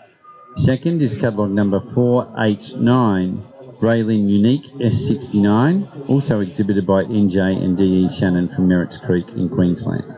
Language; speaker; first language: English; native; English